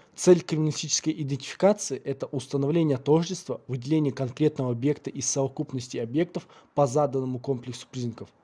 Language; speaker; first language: Russian; non-native, local second language; Kazakh